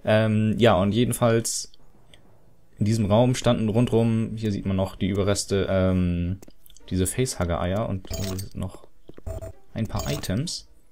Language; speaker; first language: German; native; German